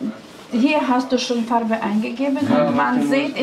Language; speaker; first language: German; non-native, learner; Russian